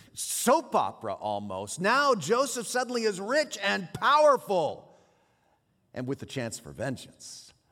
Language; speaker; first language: English; early bilingual, other home language; Swiss German